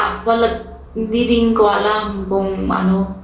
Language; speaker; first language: Filipino; non-native, learner; Chinese